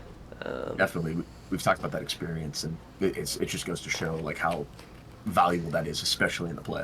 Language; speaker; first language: English; native; English